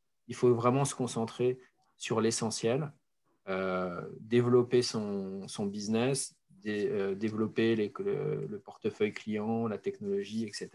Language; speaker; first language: French; native; French